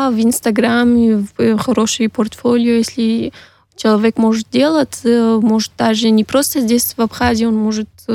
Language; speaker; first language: Russian; non-native, learner; Arabic